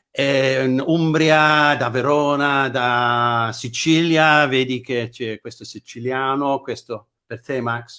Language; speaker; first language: Italian; non-native, fluent; English